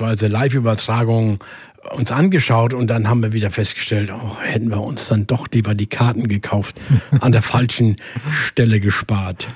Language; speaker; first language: German; native; German